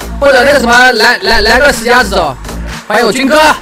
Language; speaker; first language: Chinese; native; Chinese